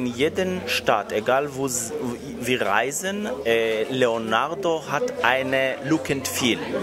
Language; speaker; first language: German; non-native, learner; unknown